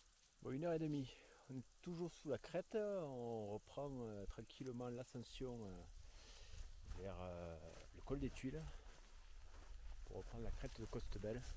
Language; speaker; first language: French; native; French